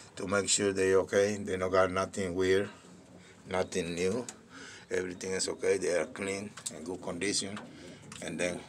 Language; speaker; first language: English; non-native, learner; Spanish